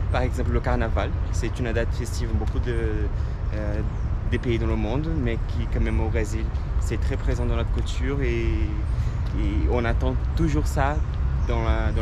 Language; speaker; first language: French; non-native, fluent; Portuguese